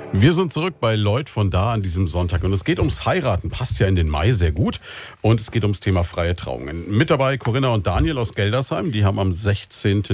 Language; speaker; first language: German; native; German